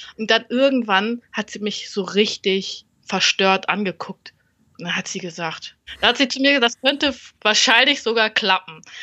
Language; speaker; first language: German; early bilingual, other home language; Vietnamese